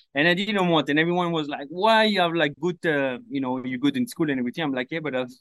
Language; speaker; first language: English; non-native, fluent; French